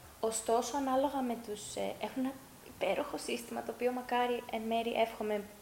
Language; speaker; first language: Greek; early bilingual, heritage; Greek